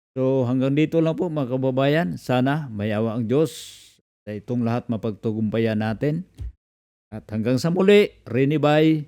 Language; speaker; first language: Filipino; non-native, local second language; Cebuano